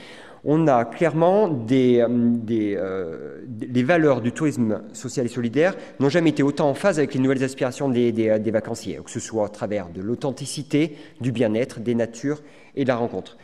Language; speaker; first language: French; native; French